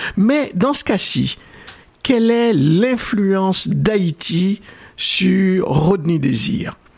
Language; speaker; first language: French; native; French